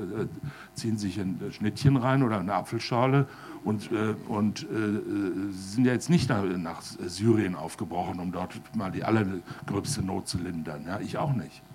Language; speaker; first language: German; native; German